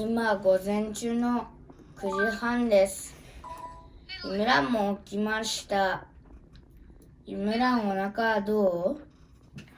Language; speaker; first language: Japanese; early bilingual, other home language; Uyghur